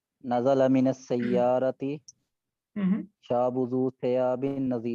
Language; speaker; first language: Arabic; non-native, learner; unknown